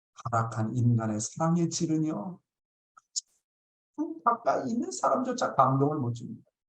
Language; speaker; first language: Korean; native; Korean